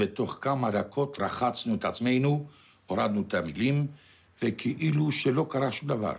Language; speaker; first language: Hebrew; non-native, fluent; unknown